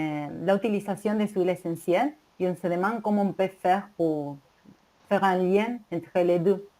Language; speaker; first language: French; non-native, learner; Spanish